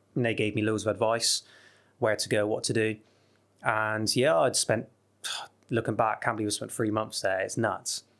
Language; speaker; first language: English; native; English